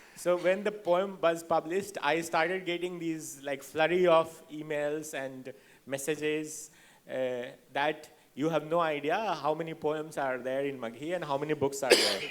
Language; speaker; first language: English; non-native, local second language; Hindi